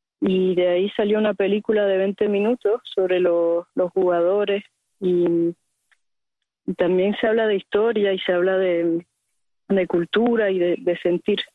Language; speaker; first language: Spanish; early bilingual, heritage; Spanish